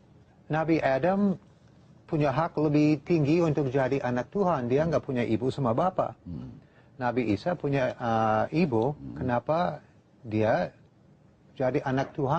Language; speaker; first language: Indonesian; non-native, learner; English